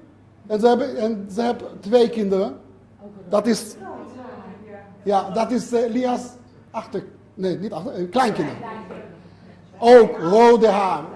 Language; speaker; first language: Dutch; non-native, learner; Hebrew